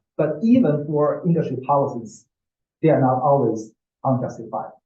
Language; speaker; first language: English; non-native, fluent; Chinese